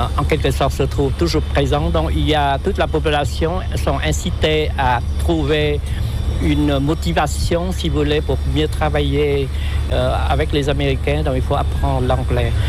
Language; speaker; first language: French; non-native, local second language; Vietnamese